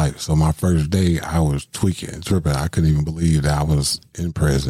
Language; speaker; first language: English; native; English